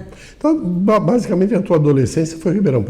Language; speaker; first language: Portuguese; native; Portuguese